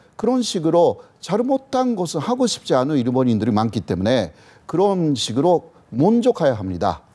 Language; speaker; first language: Korean; non-native, fluent; Japanese